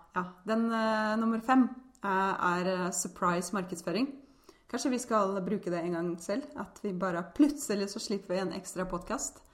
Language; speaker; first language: Norwegian; early bilingual, other home language; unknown